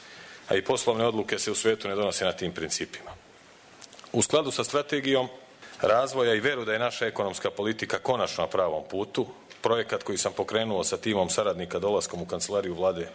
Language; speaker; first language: Serbian; native; Serbian